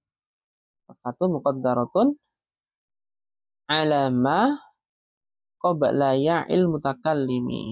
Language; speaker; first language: Arabic; non-native, learner; Indonesian